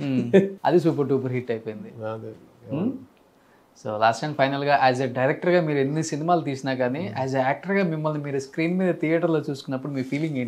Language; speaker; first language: Telugu; native; Telugu